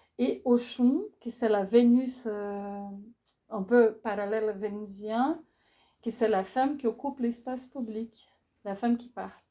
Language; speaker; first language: French; non-native, fluent; Portuguese